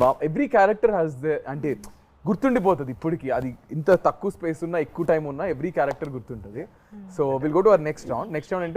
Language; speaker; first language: Telugu; native; Telugu